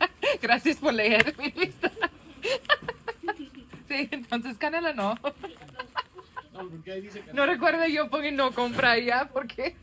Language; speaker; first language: Spanish; non-native, learner; English